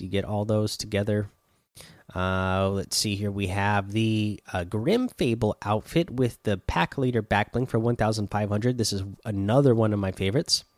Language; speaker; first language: English; native; English